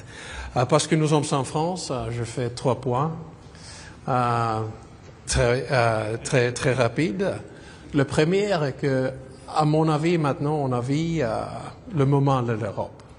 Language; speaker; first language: French; non-native, fluent; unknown